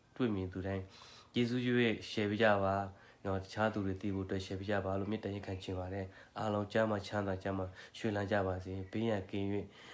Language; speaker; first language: Burmese; non-native, local second language; S'gaw Karen